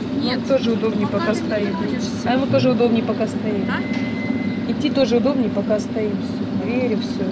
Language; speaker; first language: Russian; native; Russian